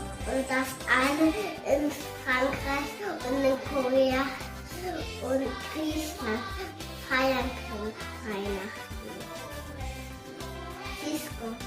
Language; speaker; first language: German; early bilingual, other home language; Korean